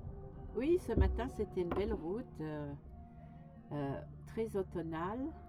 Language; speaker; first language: French; native; French